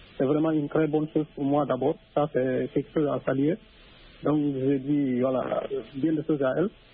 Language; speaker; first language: French; non-native, local second language; Fula